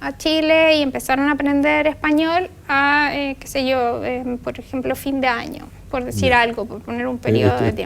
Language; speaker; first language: Spanish; native; Spanish